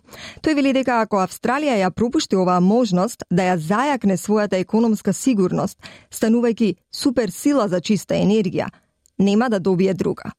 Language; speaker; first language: Macedonian; native; Macedonian